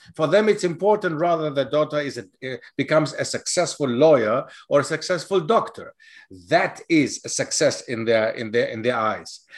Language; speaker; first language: English; non-native, fluent; Greek